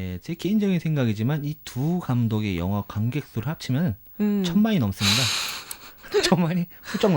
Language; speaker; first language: Korean; native; Korean